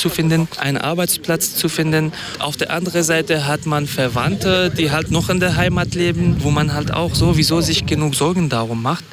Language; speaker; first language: German; non-native, fluent; Kurdish